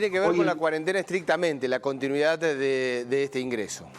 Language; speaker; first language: Spanish; native; Spanish